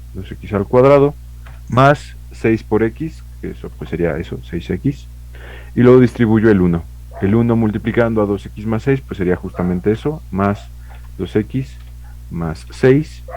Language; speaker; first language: Spanish; native; Spanish